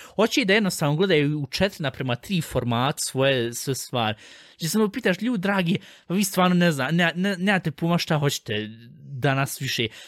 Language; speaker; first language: Bosnian; early bilingual, heritage; Bosnian